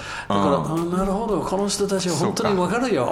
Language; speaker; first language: Japanese; non-native, learner; English